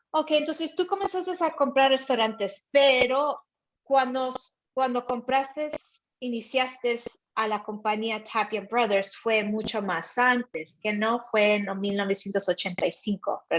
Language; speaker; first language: Spanish; early bilingual, heritage; Spanish